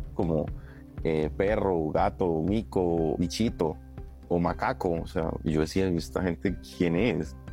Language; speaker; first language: Spanish; native; Spanish